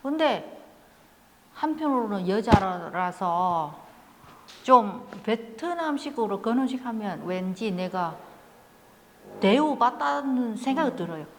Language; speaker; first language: Korean; non-native, fluent; Vietnamese